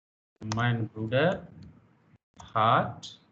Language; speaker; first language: German; non-native, fluent; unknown